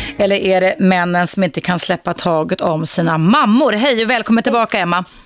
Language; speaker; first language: Swedish; native; Swedish